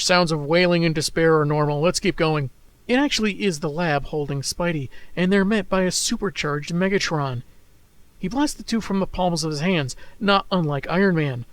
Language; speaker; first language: English; native; English